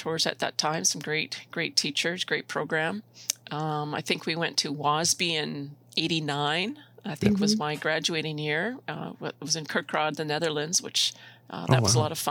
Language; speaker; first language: English; native; English